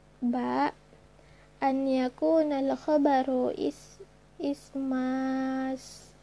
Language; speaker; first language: Arabic; non-native, learner; Indonesian